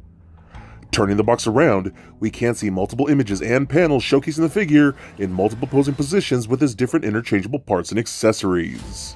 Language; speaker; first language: English; native; English